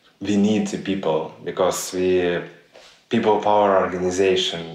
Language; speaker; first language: English; non-native, learner; Russian